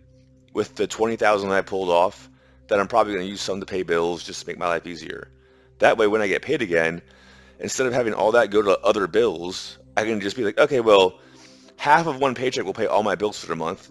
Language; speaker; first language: English; native; English